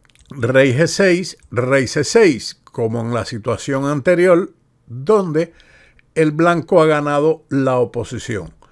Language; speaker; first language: Spanish; native; Spanish